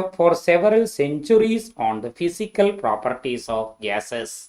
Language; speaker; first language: English; non-native, local second language; Malayalam